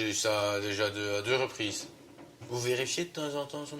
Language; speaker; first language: French; native; French